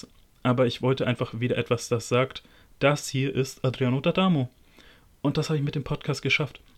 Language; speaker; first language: German; native; German